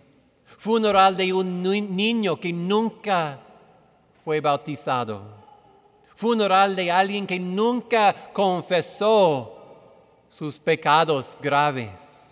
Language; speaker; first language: Spanish; non-native, fluent; English